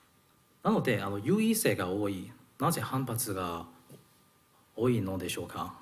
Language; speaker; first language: Japanese; non-native, learner; Cantonese